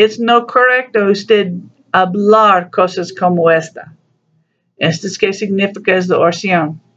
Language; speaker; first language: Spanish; non-native, learner; English